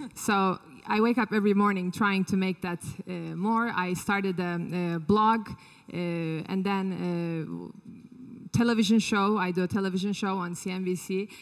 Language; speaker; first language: English; non-native, fluent; Turkish